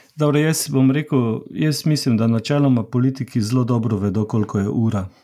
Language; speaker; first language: Slovenian; native; Slovenian